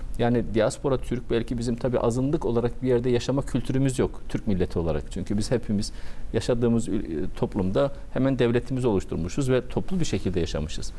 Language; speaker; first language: Turkish; early bilingual, heritage; Turkish